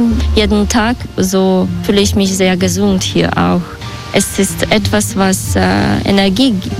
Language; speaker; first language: German; non-native, fluent; Belarusian